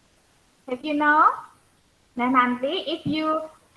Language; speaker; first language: English; non-native, learner; Indonesian